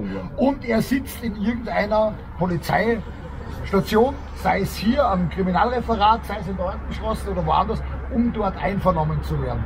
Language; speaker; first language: German; native; German